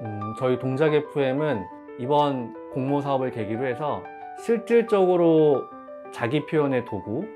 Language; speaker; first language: Korean; native; Korean